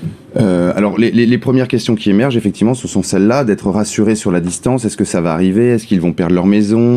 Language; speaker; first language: French; native; French